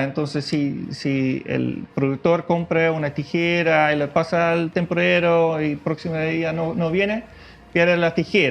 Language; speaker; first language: Spanish; non-native, fluent; Dutch